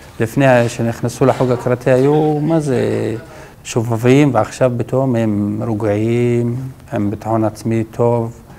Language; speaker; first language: Hebrew; non-native, local second language; Arabic